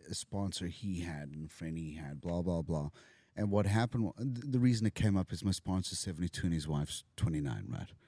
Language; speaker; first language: English; native; English